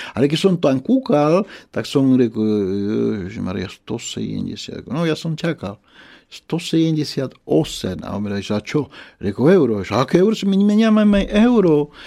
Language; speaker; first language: Slovak; non-native, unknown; Spanish